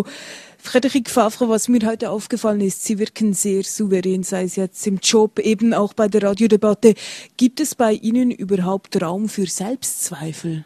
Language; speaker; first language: German; native; German